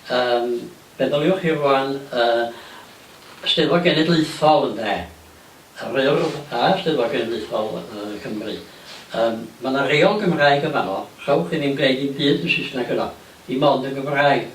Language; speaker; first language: Welsh; native; Welsh